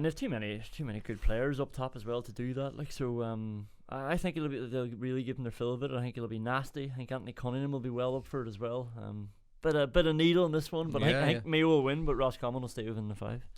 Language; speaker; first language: English; native; English